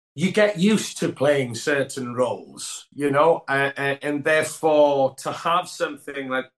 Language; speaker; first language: English; non-native, local second language; Welsh